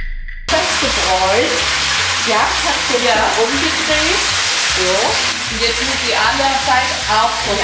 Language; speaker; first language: German; non-native, learner; Spanish